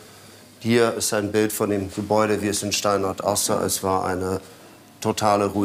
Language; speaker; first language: German; non-native, fluent; Polish